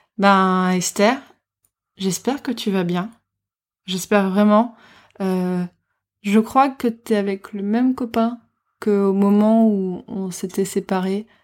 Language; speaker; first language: French; early bilingual, heritage; French